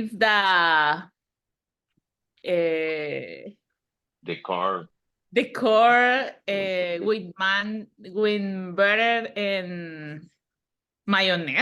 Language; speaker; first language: English; non-native, learner; Spanish